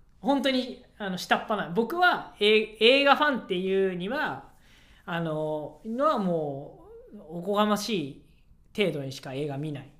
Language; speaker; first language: Japanese; native; Japanese